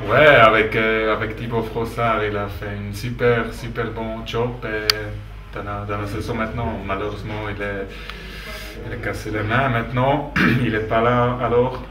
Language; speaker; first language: French; non-native, local second language; German